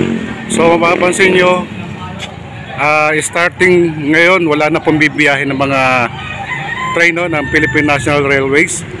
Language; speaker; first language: Filipino; native; Filipino